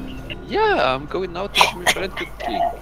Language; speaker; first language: English; non-native, learner; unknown